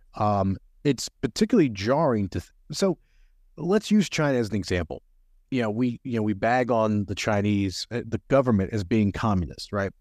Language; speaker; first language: English; early bilingual, other home language; Hindi